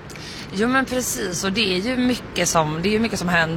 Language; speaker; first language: Swedish; native; Swedish